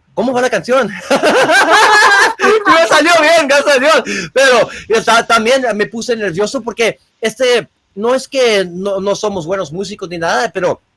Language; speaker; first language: Spanish; early bilingual, other home language; English